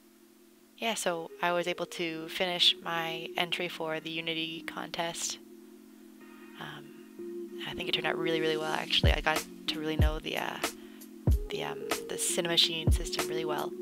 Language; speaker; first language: English; native; English